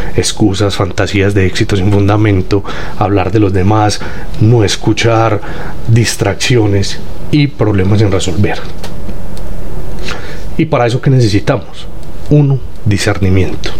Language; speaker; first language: Spanish; native; Spanish